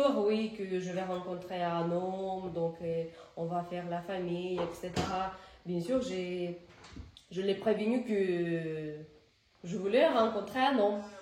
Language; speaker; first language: French; non-native, learner; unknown